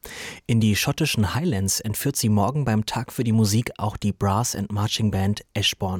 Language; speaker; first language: German; native; German